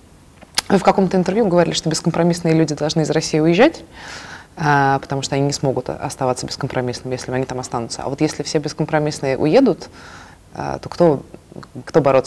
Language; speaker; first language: Russian; native; Russian